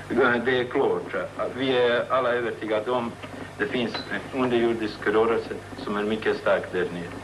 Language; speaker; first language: Swedish; non-native, fluent; Croatian